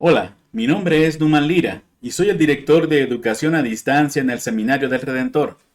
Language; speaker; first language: Spanish; non-native, fluent; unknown